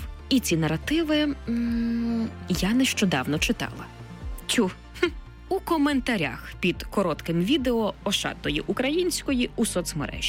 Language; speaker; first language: Ukrainian; native; Ukrainian